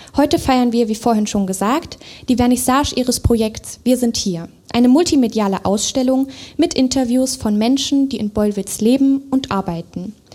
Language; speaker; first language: German; native; German